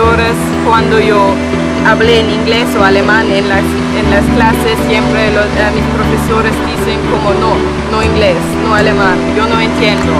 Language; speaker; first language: Spanish; non-native, learner; German